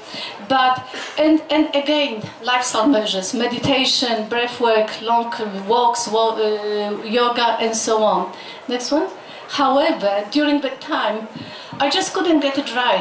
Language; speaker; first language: English; non-native, fluent; Polish